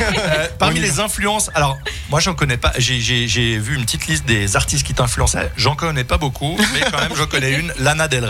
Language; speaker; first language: French; native; French